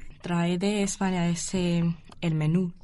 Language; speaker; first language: Spanish; non-native, learner; Chinese